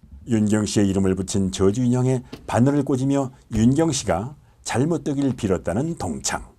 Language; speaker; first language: Korean; native; Korean